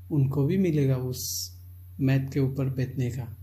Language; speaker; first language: Hindi; non-native, local second language; Chakma